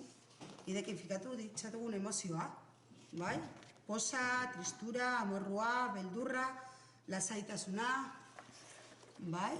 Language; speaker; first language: Basque; non-native, local second language; Spanish